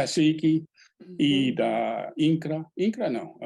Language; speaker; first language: Portuguese; non-native, fluent; English